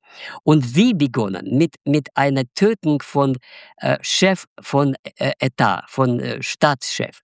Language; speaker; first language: German; non-native, fluent; Russian